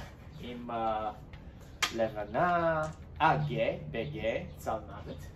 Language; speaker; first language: Hebrew; non-native, learner; English